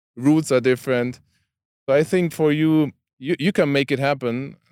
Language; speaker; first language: English; non-native, fluent; German